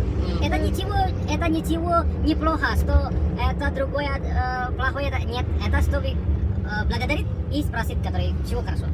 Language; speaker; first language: Russian; non-native, learner; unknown